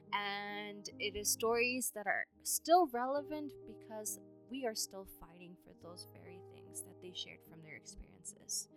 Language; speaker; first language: English; early bilingual, other home language; Spanish